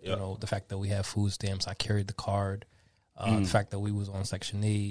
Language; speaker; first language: English; native; English